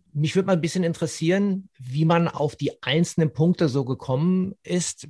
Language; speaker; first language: German; native; German